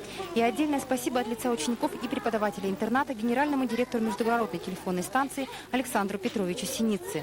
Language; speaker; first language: Russian; native; Russian